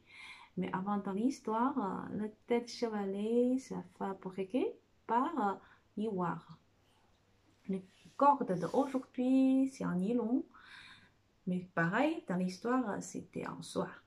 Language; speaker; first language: French; non-native, fluent; Chinese